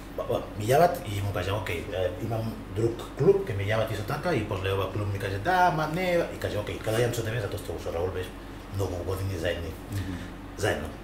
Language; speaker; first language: Macedonian; non-native, learner; Spanish